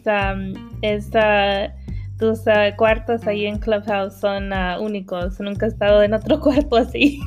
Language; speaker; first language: Spanish; early bilingual, heritage; Spanish